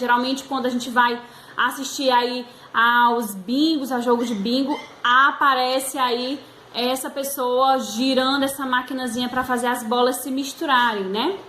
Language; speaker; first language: Portuguese; native; Portuguese